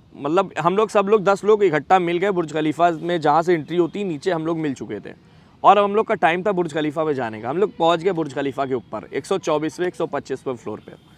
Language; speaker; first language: Hindi; native; Hindi